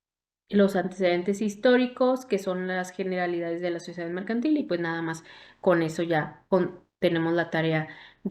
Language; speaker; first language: Spanish; native; Spanish